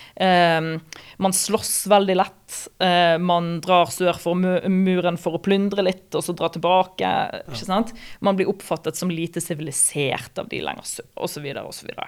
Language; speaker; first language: Norwegian; native; Norwegian